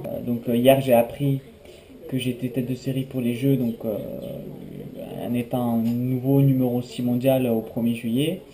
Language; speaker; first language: French; native; French